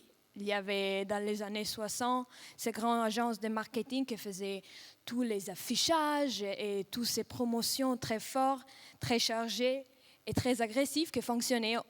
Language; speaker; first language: French; non-native, fluent; Russian